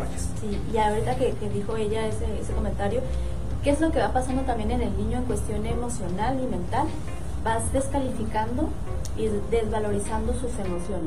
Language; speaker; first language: Spanish; native; Spanish